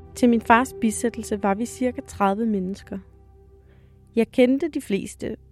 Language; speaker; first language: Danish; native; Danish